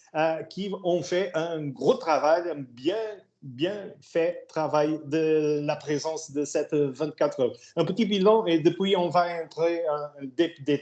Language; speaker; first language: French; non-native, learner; Portuguese